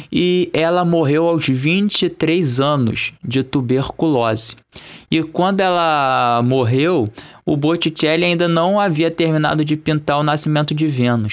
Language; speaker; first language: Portuguese; native; Portuguese